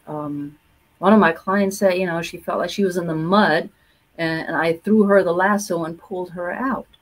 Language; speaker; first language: English; non-native, fluent; German